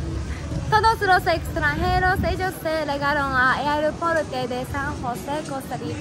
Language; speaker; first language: Spanish; non-native, learner; Japanese